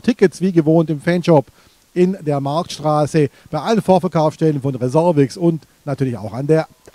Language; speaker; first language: German; native; German